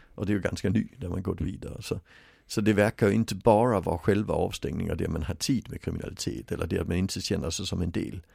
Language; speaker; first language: Swedish; native; Swedish